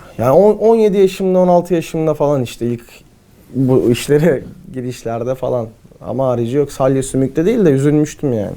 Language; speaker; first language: Turkish; native; Turkish